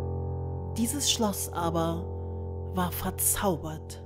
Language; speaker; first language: German; native; German